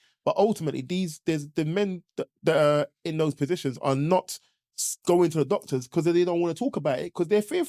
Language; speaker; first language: English; native; English